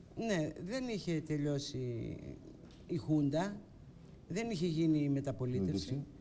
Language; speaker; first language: Greek; native; Greek